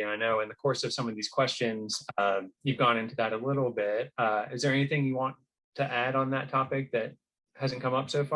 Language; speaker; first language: English; native; English